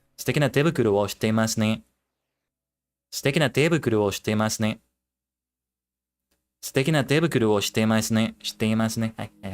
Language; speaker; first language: Japanese; non-native, learner; English